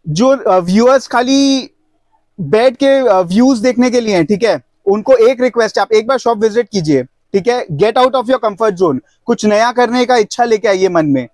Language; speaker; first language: Hindi; non-native, local second language; Bangla